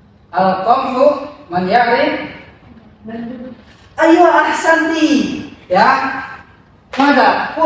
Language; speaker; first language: Arabic; non-native, fluent; Indonesian